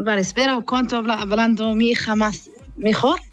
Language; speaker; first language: Spanish; non-native, learner; Arabic